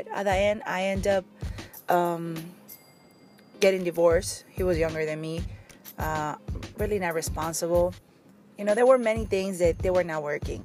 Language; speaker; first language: English; non-native, fluent; Spanish